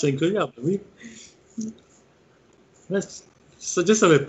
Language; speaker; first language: French; non-native, fluent; Italian